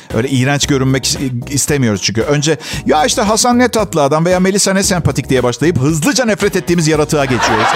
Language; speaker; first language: Turkish; non-native, fluent; Italian